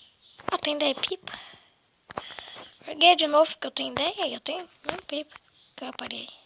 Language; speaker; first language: Portuguese; native; Portuguese